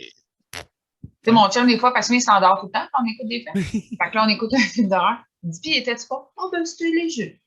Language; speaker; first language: French; native; French